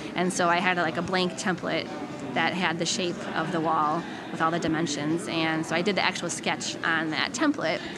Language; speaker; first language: English; native; English